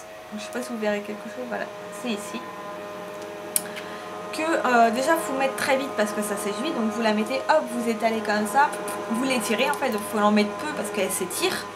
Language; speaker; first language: French; native; French